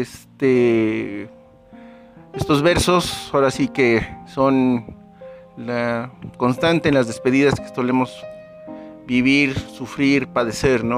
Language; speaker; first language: Spanish; native; Spanish